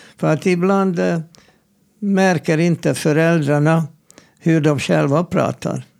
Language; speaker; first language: Swedish; non-native, fluent; Hungarian